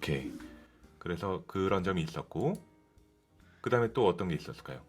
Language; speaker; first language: Korean; native; Korean